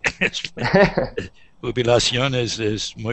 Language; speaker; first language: Spanish; non-native, learner; English